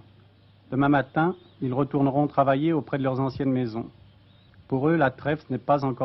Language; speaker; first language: French; native; French